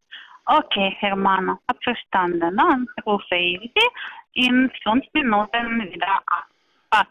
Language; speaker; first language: German; non-native, learner; Polish